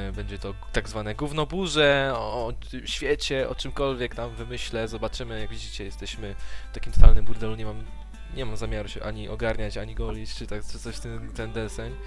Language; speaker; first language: Polish; native; Polish